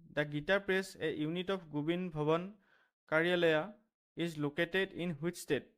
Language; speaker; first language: English; non-native, local second language; Assamese